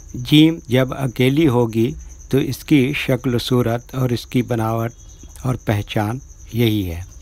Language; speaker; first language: Hindi; native; Hindi